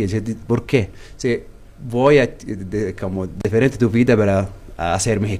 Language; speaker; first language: Spanish; non-native, learner; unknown